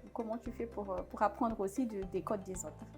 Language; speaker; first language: French; non-native, local second language; Malagasy